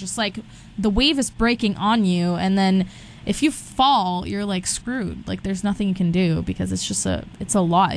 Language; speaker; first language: English; non-native, fluent; Portuguese